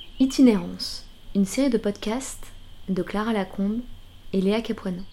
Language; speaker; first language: French; native; French